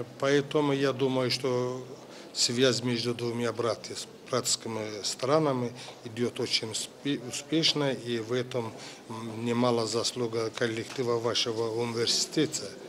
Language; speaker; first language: Russian; non-native, local second language; Azerbaijani